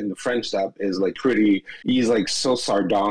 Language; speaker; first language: English; non-native, fluent; French